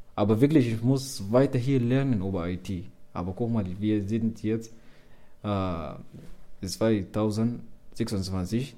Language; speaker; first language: German; non-native, learner; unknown